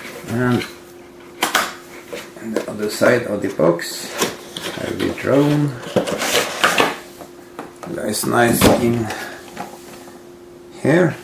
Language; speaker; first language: English; non-native, fluent; Norwegian